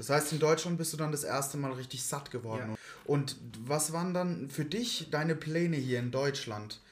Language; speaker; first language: German; native; German